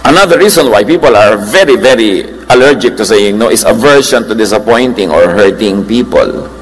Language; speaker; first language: English; non-native, local second language; Filipino